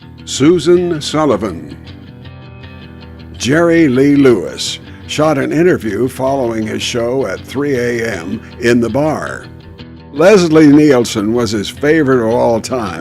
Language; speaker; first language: English; native; English